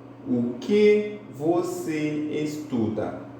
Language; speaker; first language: Portuguese; non-native, fluent; Haitian Creole